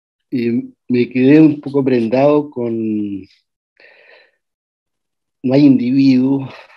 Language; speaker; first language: Spanish; native; Spanish